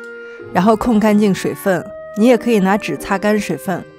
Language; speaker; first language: Chinese; native; Chinese